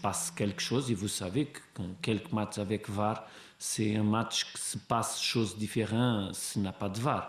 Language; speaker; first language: French; non-native, learner; Portuguese